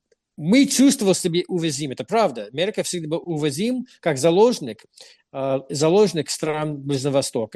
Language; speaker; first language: Russian; non-native, fluent; English